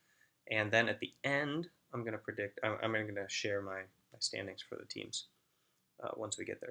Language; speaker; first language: English; native; English